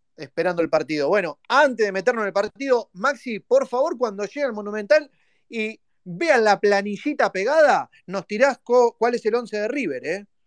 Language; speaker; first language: Spanish; native; Spanish